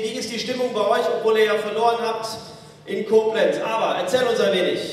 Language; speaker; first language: German; native; German